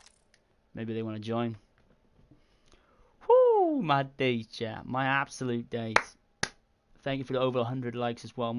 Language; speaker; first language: English; native; English